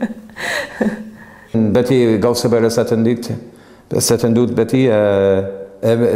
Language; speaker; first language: Basque; non-native, fluent; English